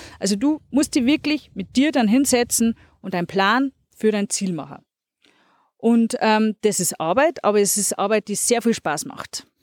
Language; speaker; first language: German; native; German